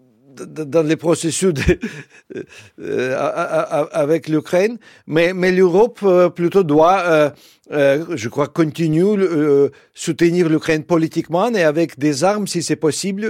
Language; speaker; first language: French; non-native, fluent; Russian